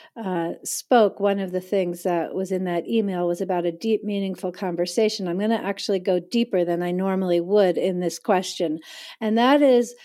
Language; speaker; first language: English; native; English